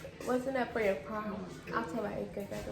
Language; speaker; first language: English; native; English